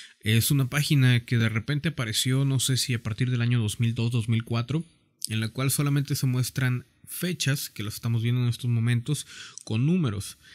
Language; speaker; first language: Spanish; native; Spanish